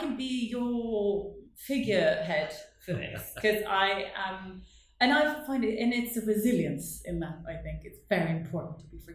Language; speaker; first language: English; non-native, fluent; Norwegian